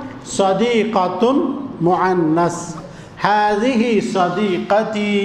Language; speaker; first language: Arabic; non-native, fluent; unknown